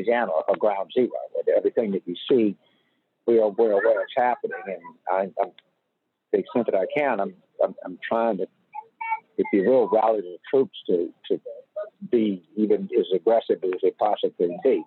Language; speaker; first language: English; native; English